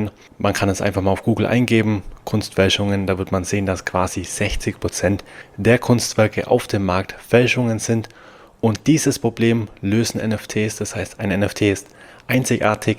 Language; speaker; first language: German; native; German